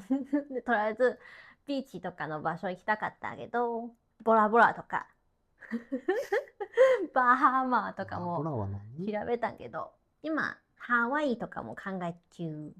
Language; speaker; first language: Japanese; non-native, fluent; Cantonese